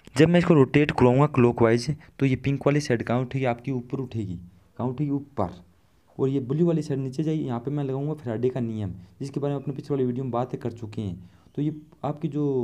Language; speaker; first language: Hindi; native; Hindi